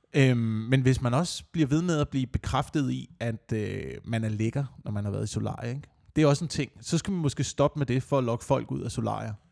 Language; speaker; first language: Danish; native; Danish